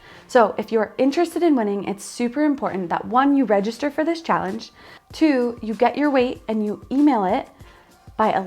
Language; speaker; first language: English; native; English